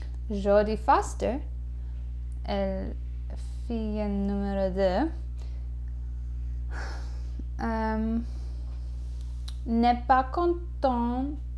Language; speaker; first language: French; non-native, learner; English